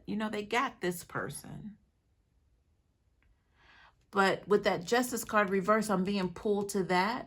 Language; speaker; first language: English; native; English